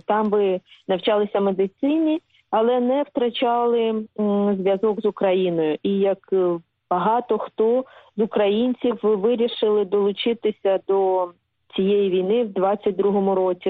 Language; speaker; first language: Ukrainian; native; Ukrainian